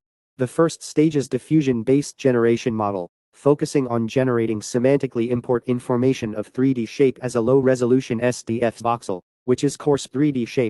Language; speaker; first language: English; non-native, fluent; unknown